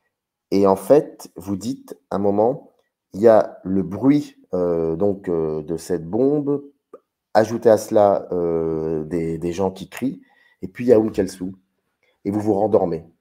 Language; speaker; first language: French; native; French